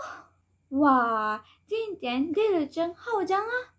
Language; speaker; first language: Chinese; non-native, learner; Malay